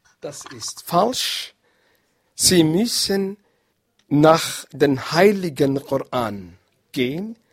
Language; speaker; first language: German; non-native, learner; Arabic